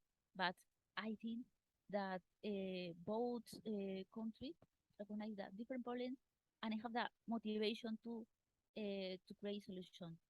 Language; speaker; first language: English; non-native, learner; Spanish